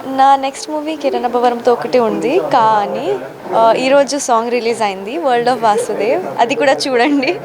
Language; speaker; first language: Telugu; non-native, learner; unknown